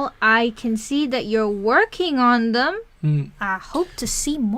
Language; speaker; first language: English; native; English